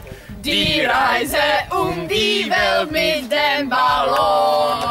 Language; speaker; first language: German; non-native, learner; Czech